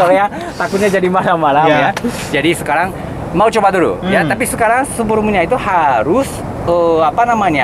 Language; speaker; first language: Indonesian; non-native, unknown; Japanese